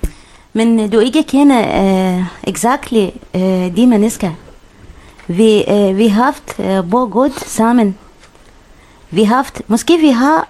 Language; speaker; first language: Danish; non-native, learner; Arabic